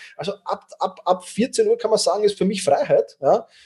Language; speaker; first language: German; native; German